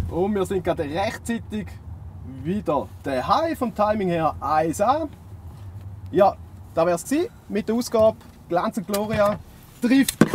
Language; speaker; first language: German; native; German